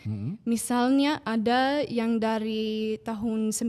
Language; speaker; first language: Indonesian; non-native, fluent; English